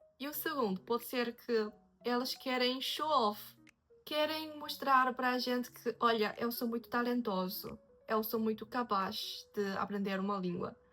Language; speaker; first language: Portuguese; non-native, fluent; Chinese